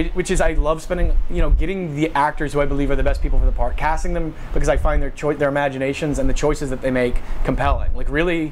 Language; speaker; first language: English; native; English